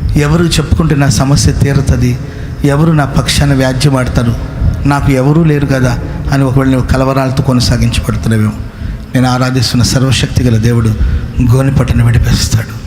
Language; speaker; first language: Telugu; non-native, local second language; Kannada